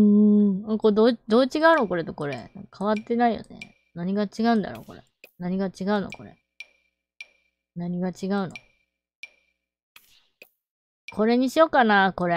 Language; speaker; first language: Japanese; native; Japanese